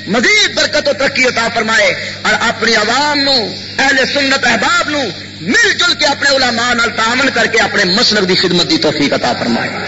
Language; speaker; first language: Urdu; non-native, local second language; Punjabi